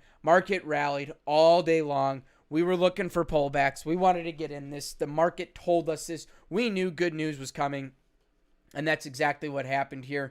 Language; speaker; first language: English; native; English